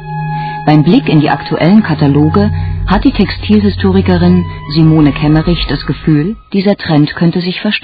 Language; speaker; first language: German; native; German